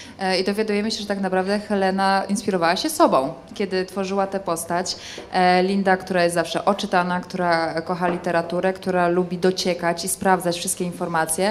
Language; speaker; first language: Polish; native; Polish